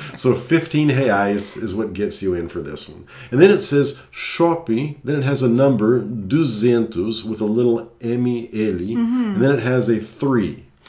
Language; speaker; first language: English; native; English